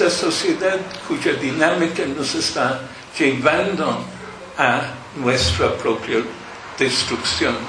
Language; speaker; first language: Spanish; non-native, fluent; English